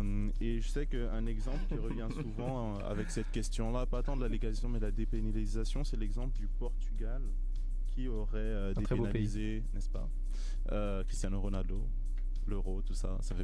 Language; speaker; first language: French; native; French